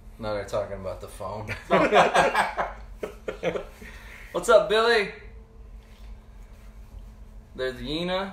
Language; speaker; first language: English; native; English